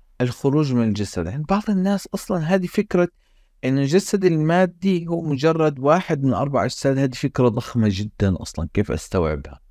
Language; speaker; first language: Arabic; native; Arabic